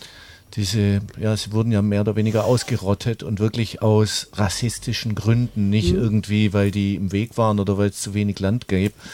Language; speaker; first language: German; native; German